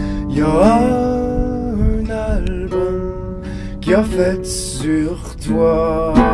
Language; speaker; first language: French; native; French